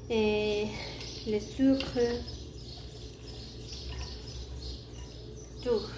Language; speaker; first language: French; non-native, learner; Spanish